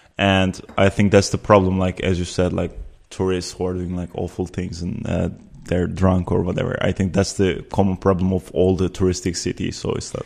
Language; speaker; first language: English; non-native, fluent; Turkish